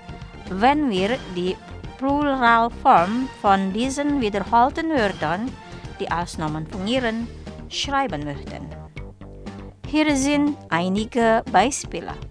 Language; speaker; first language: German; non-native, fluent; Indonesian